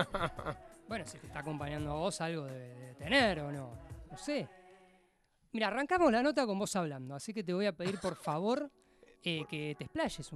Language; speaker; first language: Spanish; native; Spanish